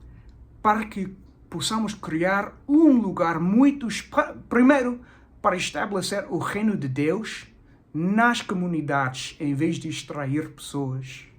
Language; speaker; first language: Portuguese; non-native, fluent; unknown